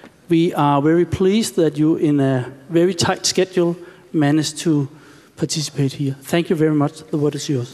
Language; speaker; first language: English; non-native, fluent; Danish